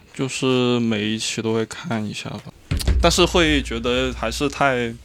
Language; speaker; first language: Chinese; native; Chinese